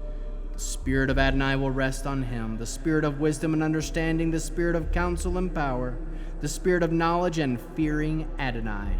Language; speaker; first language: English; native; English